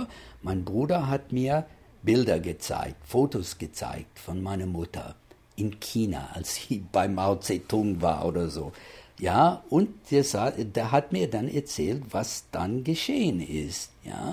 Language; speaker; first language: German; non-native, fluent; English